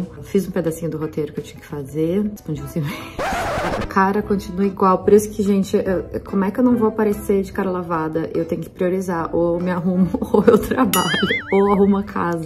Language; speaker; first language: Portuguese; native; Portuguese